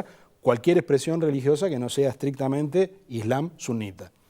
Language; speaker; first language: Spanish; native; Spanish